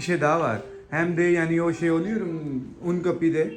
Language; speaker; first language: Turkish; non-native, learner; Urdu